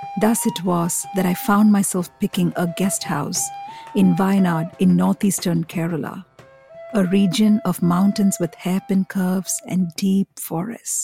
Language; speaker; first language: English; non-native, local second language; Malayalam